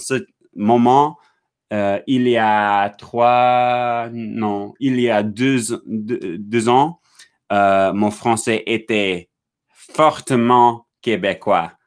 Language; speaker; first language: French; non-native, learner; English